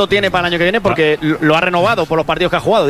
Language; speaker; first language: Spanish; native; Spanish